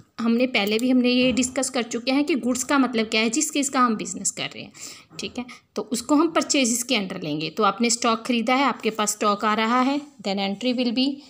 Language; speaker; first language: Hindi; non-native, local second language; Punjabi